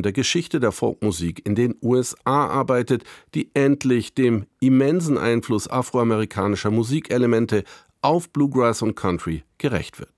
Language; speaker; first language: German; native; German